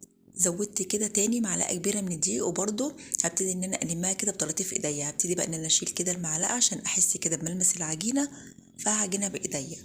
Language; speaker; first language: Arabic; native; Arabic